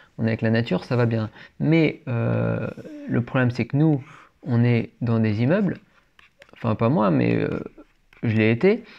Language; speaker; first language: French; native; French